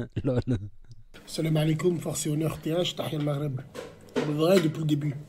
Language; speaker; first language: French; native; French